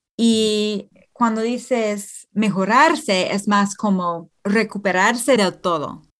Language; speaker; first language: Spanish; non-native, fluent; English